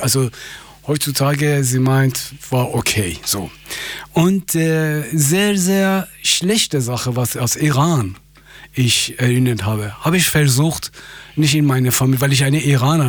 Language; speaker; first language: German; non-native, fluent; Persian